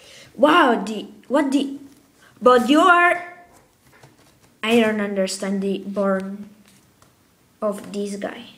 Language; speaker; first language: English; non-native, learner; Spanish